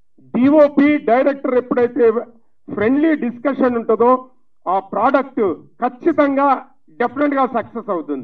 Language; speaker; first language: Telugu; native; Telugu